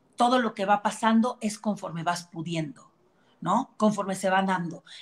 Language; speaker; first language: Spanish; native; Spanish